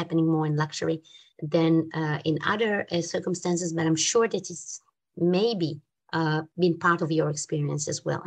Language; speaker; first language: English; non-native, fluent; Hebrew